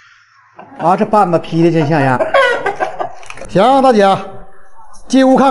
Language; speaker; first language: Chinese; native; Chinese